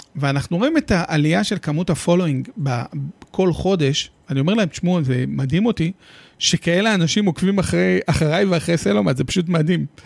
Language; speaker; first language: Hebrew; native; Hebrew